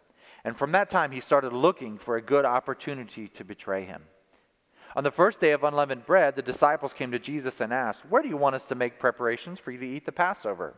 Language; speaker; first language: English; native; English